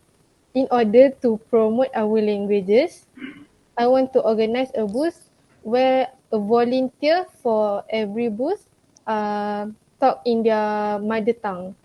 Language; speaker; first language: English; non-native, local second language; Malay